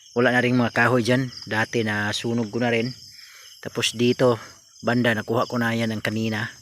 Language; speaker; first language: Filipino; non-native, local second language; Cebuano